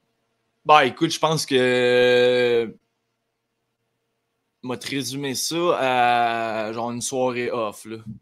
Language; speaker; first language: French; native; French